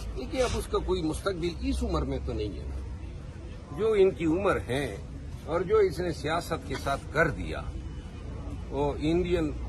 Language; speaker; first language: Urdu; non-native, local second language; Pashto